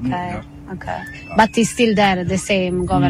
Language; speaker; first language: English; non-native, learner; Italian